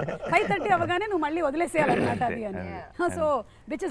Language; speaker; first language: Telugu; native; Telugu